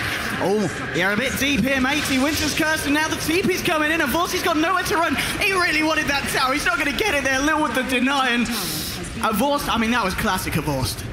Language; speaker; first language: English; native; English